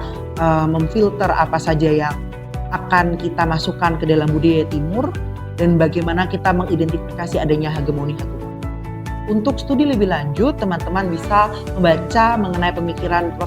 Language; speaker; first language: Indonesian; native; Indonesian